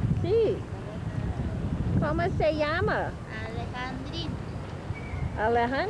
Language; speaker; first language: Spanish; non-native, learner; English